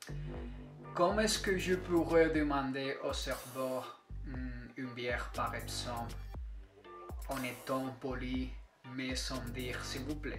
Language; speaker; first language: French; non-native, fluent; Spanish